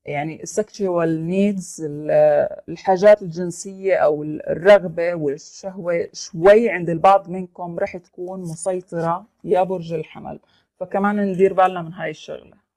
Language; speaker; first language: Arabic; native; Arabic